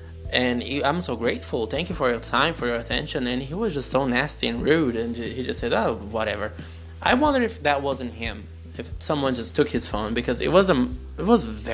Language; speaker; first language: English; non-native, fluent; Portuguese